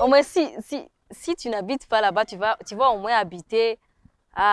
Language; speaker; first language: French; non-native, local second language; Rundi